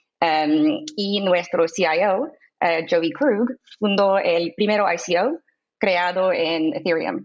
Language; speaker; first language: Spanish; non-native, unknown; English